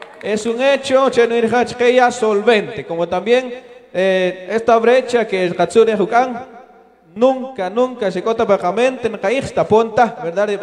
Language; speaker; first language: Spanish; non-native, local second language; Kaqchikel